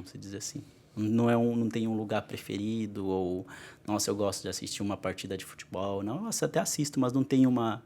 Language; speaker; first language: Portuguese; non-native, local second language; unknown